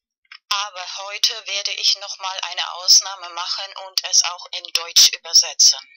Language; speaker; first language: German; non-native, fluent; Spanish